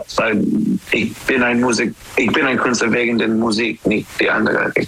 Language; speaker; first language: German; non-native, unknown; English